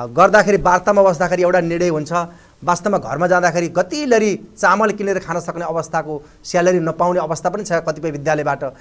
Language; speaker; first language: Nepali; native; Nepali